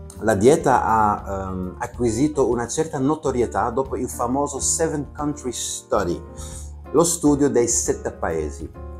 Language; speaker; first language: Italian; non-native, fluent; Latvian